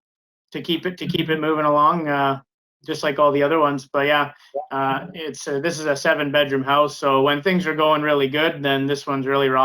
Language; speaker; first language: English; native; English